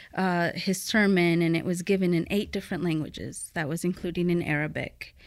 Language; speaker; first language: English; early bilingual, other home language; Spanish